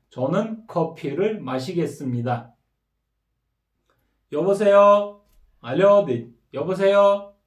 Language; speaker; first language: Korean; non-native, fluent; Kyrgyz